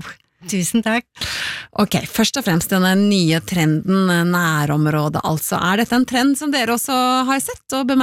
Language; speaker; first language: Norwegian; native; Norwegian